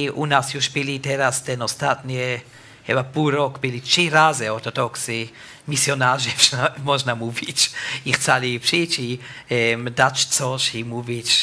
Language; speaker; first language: Polish; non-native, learner; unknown